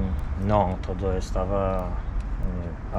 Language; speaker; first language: Spanish; non-native, fluent; Polish